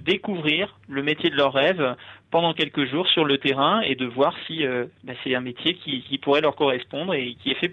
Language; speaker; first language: French; native; French